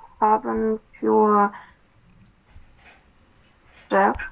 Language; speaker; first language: German; non-native, learner; Ukrainian